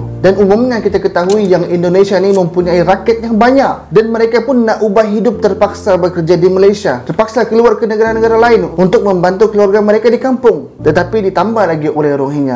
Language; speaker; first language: Malay; native; Malay